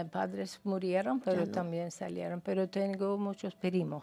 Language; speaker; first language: Spanish; non-native, fluent; Persian